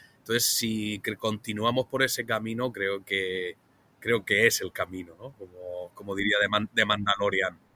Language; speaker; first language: Spanish; native; Spanish